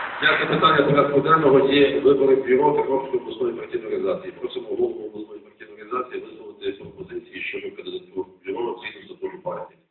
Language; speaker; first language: Ukrainian; native; Ukrainian